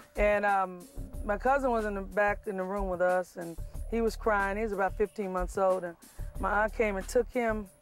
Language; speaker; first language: English; native; English